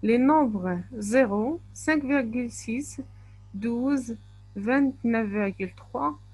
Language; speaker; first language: French; non-native, local second language; Arabic